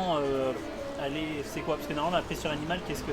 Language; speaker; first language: French; native; French